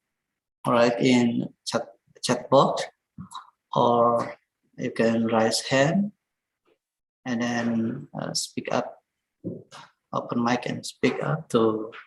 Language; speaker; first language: English; non-native, learner; Indonesian